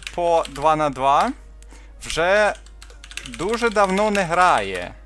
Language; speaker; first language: Ukrainian; non-native, local second language; Russian